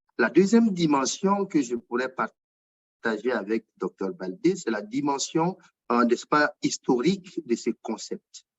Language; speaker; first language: French; non-native, local second language; Bambara